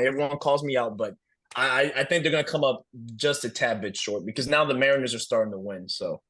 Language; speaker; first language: English; native; English